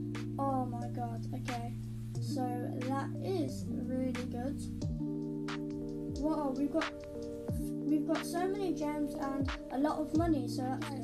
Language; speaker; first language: English; native; English